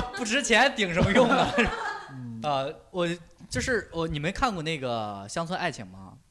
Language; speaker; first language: Chinese; native; Chinese